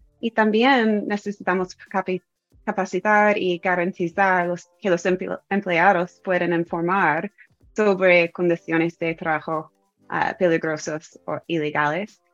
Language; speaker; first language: Spanish; non-native, fluent; English